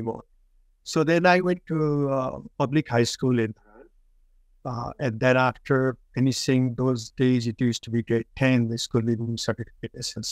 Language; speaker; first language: English; non-native, local second language; Nepali